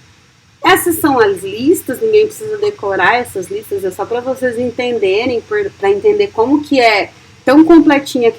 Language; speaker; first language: Portuguese; native; Portuguese